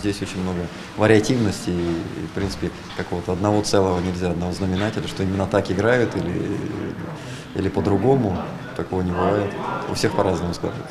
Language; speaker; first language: Russian; native; Russian